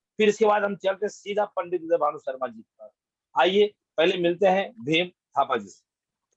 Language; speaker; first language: Hindi; native; Hindi